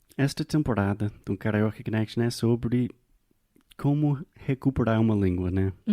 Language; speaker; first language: Portuguese; non-native, fluent; English